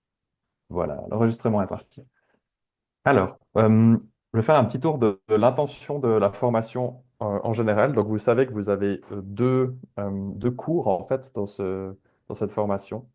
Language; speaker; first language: French; native; French